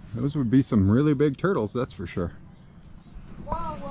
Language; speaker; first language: English; native; English